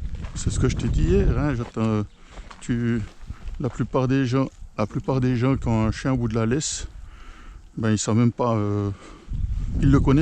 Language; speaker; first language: French; native; French